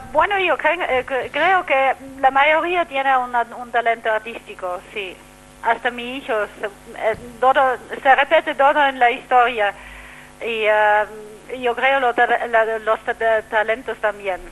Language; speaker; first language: Spanish; non-native, fluent; German